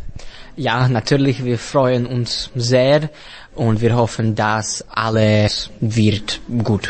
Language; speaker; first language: German; non-native, learner; Slovak